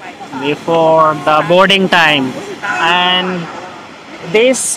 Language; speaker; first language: English; non-native, learner; Hindi